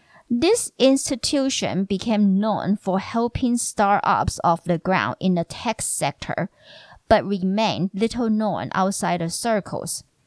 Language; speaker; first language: English; non-native, fluent; Chinese